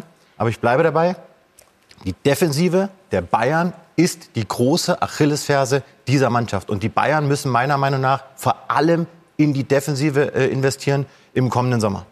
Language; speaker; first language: German; native; German